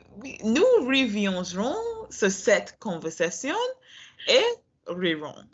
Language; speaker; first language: French; non-native, learner; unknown